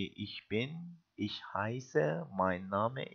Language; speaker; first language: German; non-native, fluent; Persian